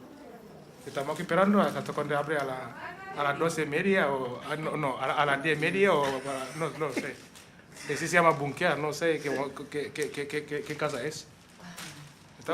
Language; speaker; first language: Spanish; non-native, learner; Wolof